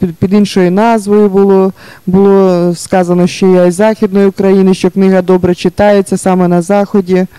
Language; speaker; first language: Ukrainian; native; Ukrainian